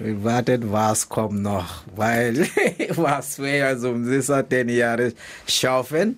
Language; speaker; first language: German; non-native, learner; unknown